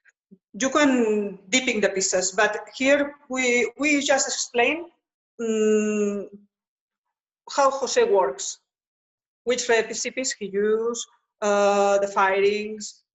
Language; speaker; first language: English; non-native, learner; Spanish